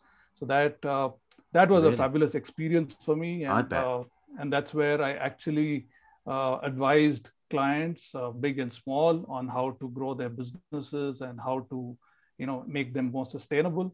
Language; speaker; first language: English; non-native, local second language; Kannada